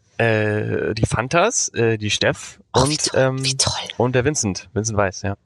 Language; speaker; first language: German; early bilingual, heritage; Spanish